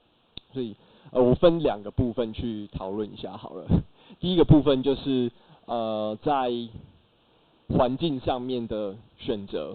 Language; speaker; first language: Chinese; native; Chinese